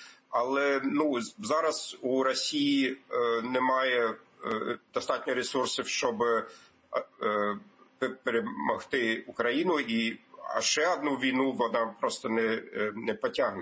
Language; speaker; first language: Ukrainian; non-native, fluent; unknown